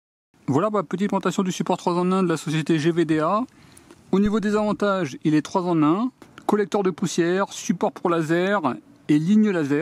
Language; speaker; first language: French; native; French